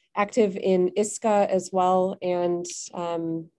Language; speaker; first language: English; native; English